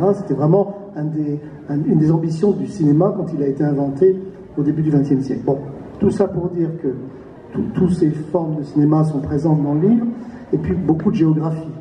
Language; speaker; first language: French; native; French